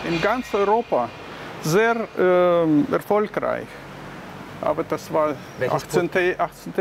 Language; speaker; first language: German; non-native, learner; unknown